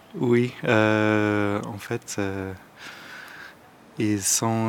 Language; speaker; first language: French; non-native, learner; Arabic